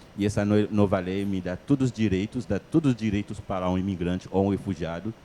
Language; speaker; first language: Portuguese; non-native, fluent; Haitian Creole